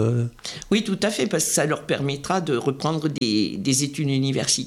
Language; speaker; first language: French; native; French